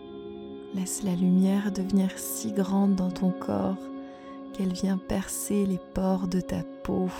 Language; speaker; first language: French; native; French